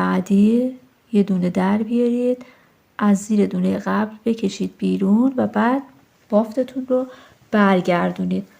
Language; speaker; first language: Persian; native; Persian